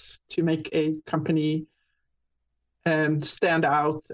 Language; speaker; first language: English; non-native, fluent; Swedish